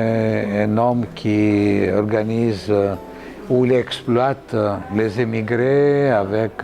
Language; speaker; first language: French; non-native, fluent; Greek